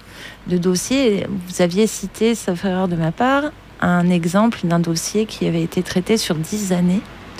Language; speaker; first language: French; native; French